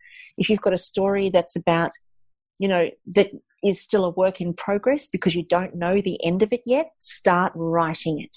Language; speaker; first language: English; native; English